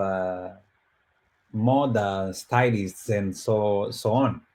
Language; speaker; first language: English; non-native, fluent; Portuguese